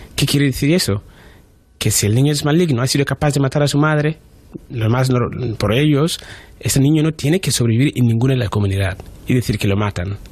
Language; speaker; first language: Spanish; non-native, fluent; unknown